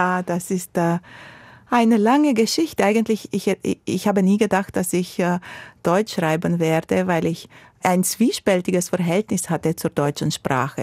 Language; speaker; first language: German; non-native, local second language; Romanian